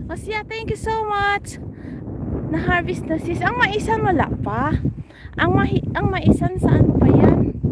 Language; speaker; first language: Filipino; non-native, local second language; Hiligaynon